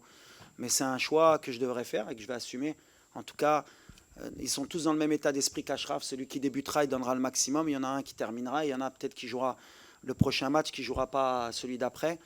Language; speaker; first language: French; native; French